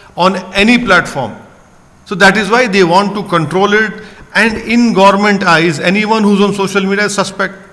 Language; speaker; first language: English; non-native, local second language; Hindi